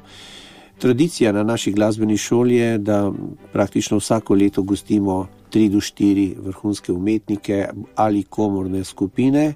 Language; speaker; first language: Slovenian; native; Slovenian